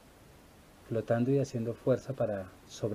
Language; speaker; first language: Spanish; native; Spanish